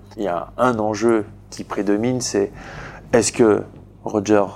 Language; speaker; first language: French; native; French